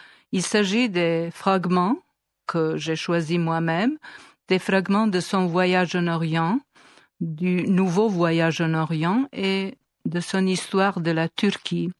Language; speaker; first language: French; non-native, fluent; Serbian